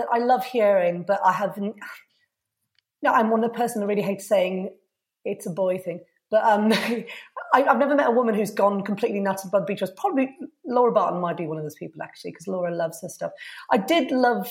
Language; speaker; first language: English; native; English